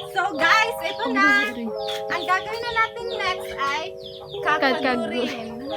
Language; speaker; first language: Filipino; non-native, local second language; Waray